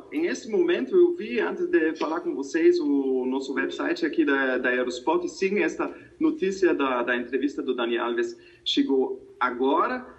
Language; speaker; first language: Portuguese; non-native, fluent; German